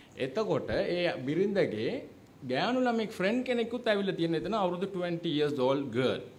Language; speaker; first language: Sinhala; non-native, local second language; Tamil